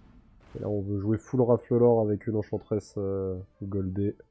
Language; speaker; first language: French; native; French